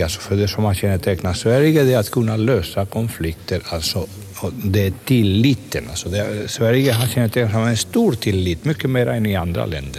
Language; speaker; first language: Swedish; non-native, fluent; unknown